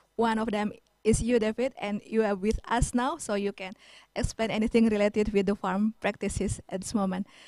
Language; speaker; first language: English; non-native, fluent; Indonesian